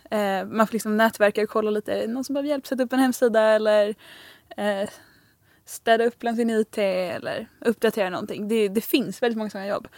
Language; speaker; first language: Swedish; native; Swedish